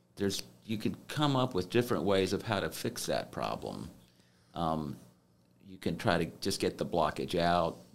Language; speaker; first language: English; native; English